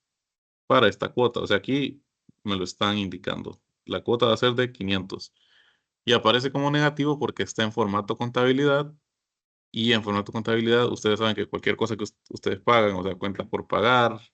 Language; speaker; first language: Spanish; native; Spanish